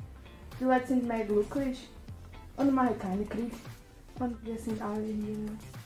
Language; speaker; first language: German; non-native, learner; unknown